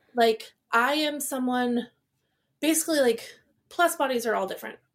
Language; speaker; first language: English; native; English